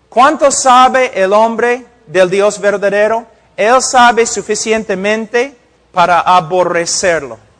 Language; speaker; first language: Spanish; non-native, fluent; English